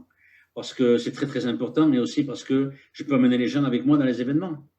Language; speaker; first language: French; native; French